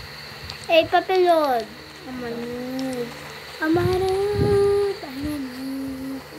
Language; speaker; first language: English; non-native, local second language; Filipino